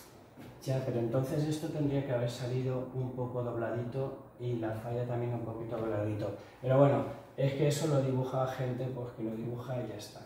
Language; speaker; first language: Spanish; native; Spanish